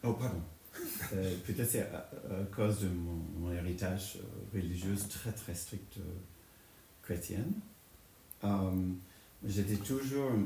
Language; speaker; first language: French; non-native, fluent; English